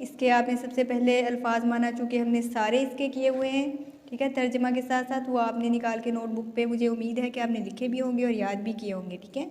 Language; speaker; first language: Urdu; native; Urdu